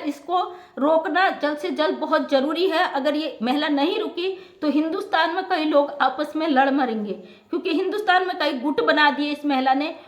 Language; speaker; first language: Hindi; native; Hindi